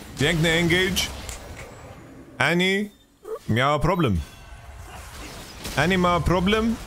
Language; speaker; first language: Polish; non-native, learner; Swedish